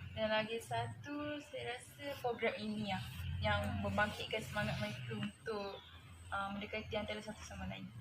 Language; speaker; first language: Malay; native; Malay